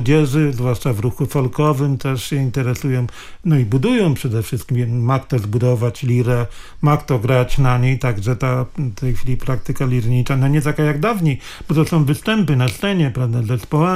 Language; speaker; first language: Polish; native; Polish